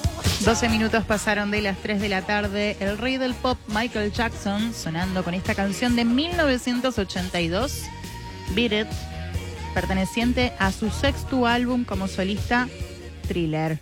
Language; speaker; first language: Spanish; native; Spanish